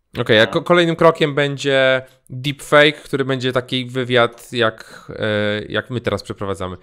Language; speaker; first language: Polish; native; Polish